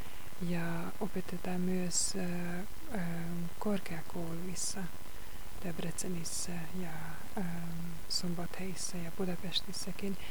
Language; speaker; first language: Finnish; non-native, fluent; Hungarian